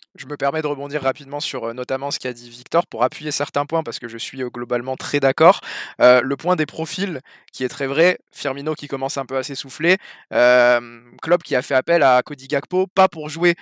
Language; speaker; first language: French; native; French